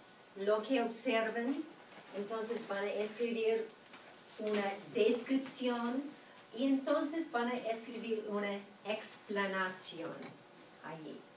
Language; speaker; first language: Spanish; non-native, fluent; English